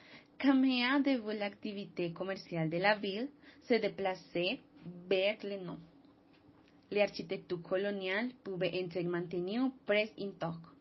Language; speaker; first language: French; non-native, learner; Spanish